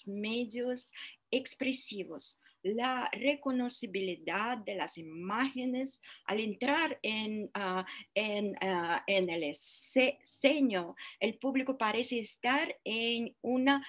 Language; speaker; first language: Spanish; non-native, fluent; Russian